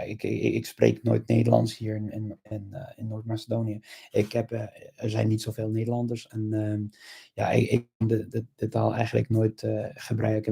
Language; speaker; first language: Dutch; non-native, fluent; English